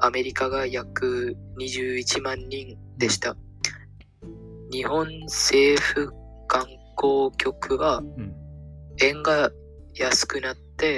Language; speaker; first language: Japanese; non-native, learner; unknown